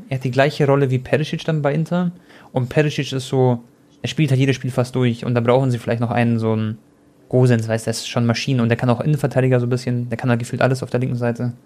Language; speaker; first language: German; early bilingual, other home language; Croatian